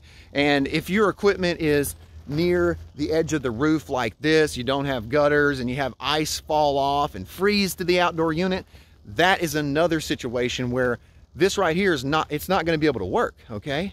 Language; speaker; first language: English; native; English